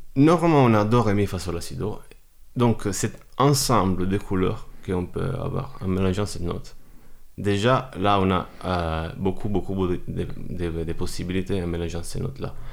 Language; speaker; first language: French; non-native, fluent; Italian